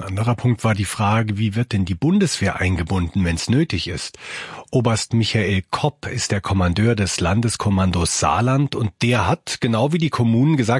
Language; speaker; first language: German; native; German